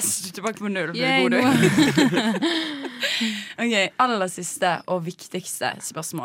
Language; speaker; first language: Norwegian; native; Norwegian